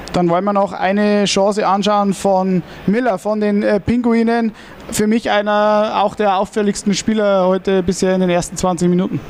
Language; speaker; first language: German; native; German